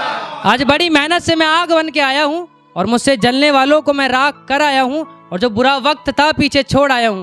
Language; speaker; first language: Hindi; native; Hindi